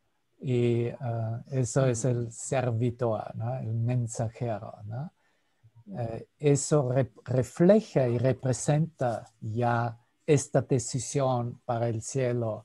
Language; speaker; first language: Spanish; non-native, fluent; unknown